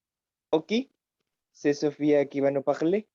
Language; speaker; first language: French; non-native, learner; Spanish